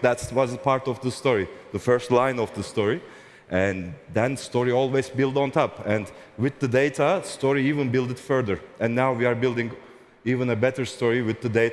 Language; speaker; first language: English; non-native, fluent; Turkish